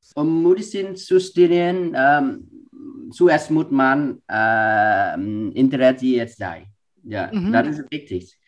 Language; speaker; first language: German; non-native, fluent; Vietnamese